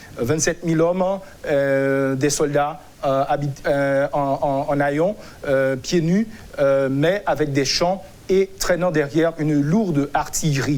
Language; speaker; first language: French; non-native, local second language; Haitian Creole